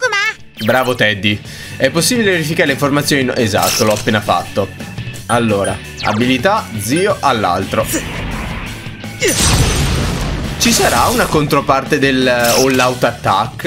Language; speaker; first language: Italian; native; Italian